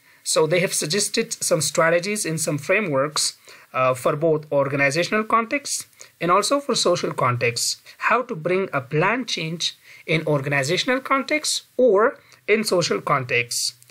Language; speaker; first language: English; non-native, fluent; Pashto